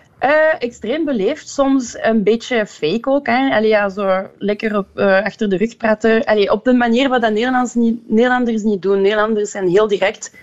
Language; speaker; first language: Dutch; non-native, local second language; French